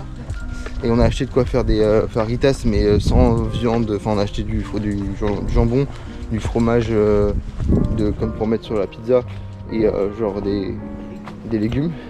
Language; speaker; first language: French; native; French